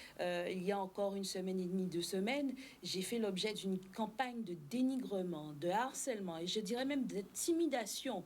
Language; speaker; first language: French; native; French